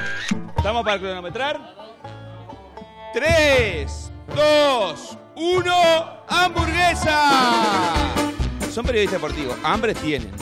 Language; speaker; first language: Spanish; native; Spanish